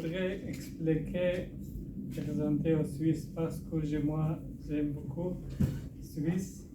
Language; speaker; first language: French; non-native, learner; Persian